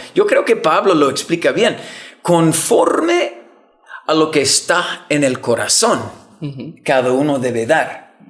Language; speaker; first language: Spanish; non-native, fluent; English